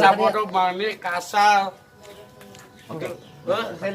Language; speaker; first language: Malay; non-native, local second language; Sundanese